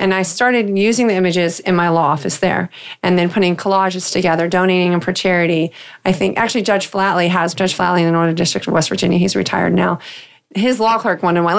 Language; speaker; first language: English; native; English